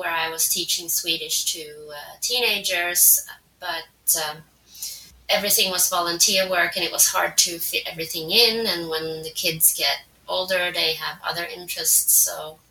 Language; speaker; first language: English; non-native, fluent; Swedish